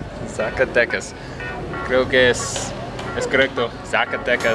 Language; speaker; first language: Spanish; non-native, learner; English